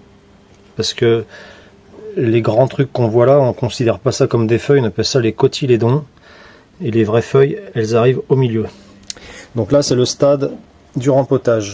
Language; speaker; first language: French; native; French